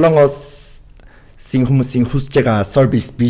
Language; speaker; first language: Mongolian; non-native, fluent; Korean